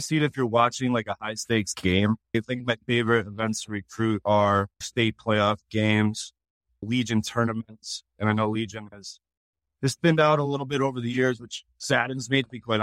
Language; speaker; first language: English; native; English